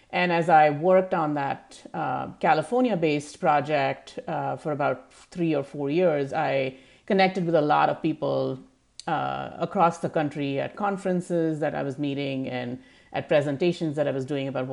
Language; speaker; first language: English; non-native, local second language; Hindi